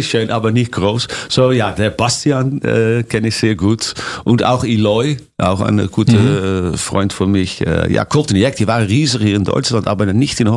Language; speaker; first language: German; non-native, fluent; Dutch